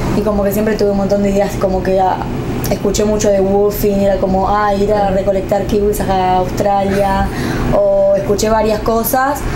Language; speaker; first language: Spanish; native; Spanish